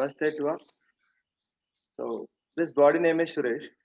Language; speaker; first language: English; non-native, local second language; Telugu